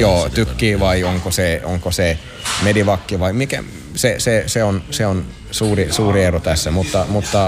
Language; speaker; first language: Finnish; non-native, local second language; Swedish